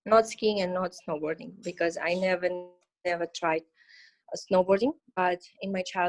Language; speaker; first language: English; non-native, learner; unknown